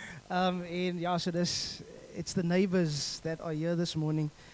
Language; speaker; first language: English; native; English